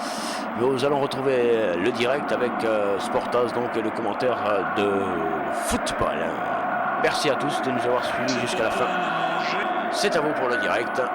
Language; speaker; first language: French; native; French